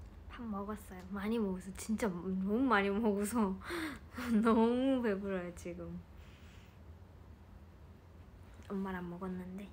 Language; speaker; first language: Korean; non-native, fluent; Japanese